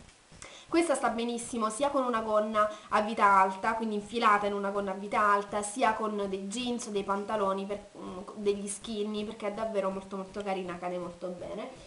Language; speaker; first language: Italian; native; Italian